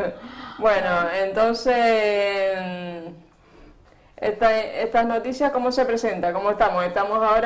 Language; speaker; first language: Spanish; native; Spanish